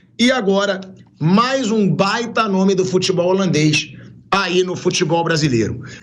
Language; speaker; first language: Portuguese; native; Portuguese